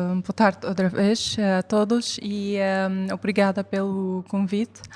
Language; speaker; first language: Portuguese; non-native, fluent; Arabic